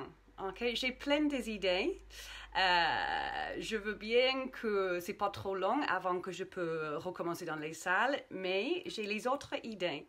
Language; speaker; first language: French; non-native, fluent; English